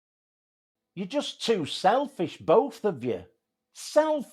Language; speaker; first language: English; native; English